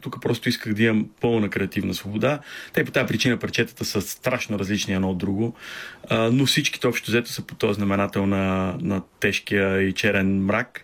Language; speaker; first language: Bulgarian; native; Bulgarian